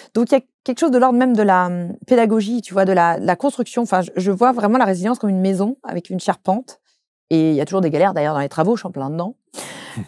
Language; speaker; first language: French; native; French